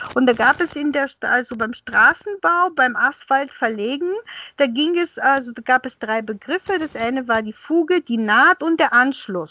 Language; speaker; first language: German; early bilingual, other home language; Bulgarian